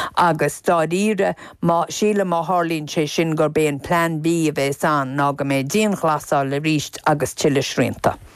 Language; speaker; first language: Irish; native; Irish